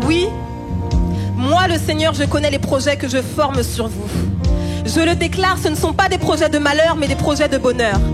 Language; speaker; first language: French; native; French